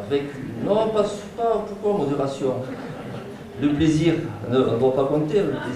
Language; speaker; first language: French; native; French